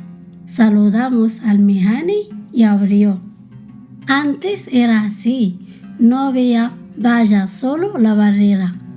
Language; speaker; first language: Spanish; early bilingual, other home language; Arabic